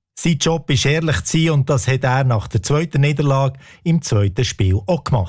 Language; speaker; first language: German; native; German